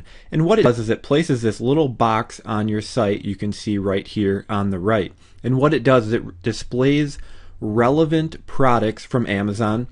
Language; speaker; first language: English; native; English